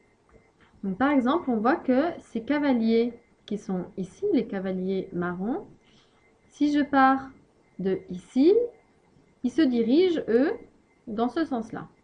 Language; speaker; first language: French; native; French